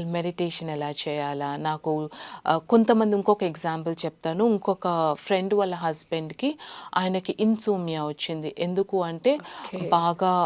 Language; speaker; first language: Telugu; native; Telugu